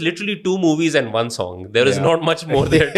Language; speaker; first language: English; non-native, local second language; Urdu